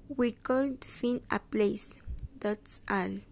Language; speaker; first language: English; non-native, learner; Spanish